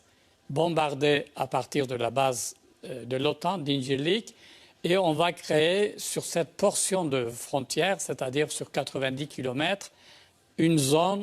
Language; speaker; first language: French; native; French